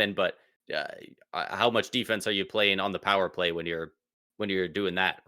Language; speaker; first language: English; native; English